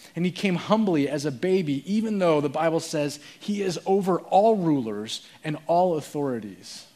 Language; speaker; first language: English; native; English